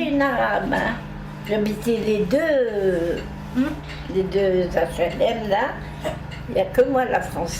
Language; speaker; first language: French; non-native, learner; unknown